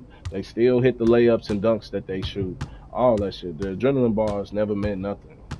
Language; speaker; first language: English; native; English